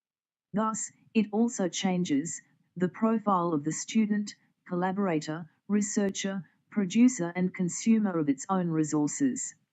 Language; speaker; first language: English; non-native, fluent; Portuguese